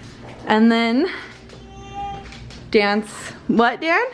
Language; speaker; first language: English; native; English